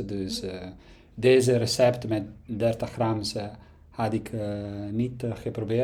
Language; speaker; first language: Dutch; non-native, learner; Italian